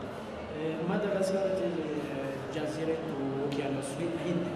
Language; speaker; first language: Persian; non-native, learner; Malagasy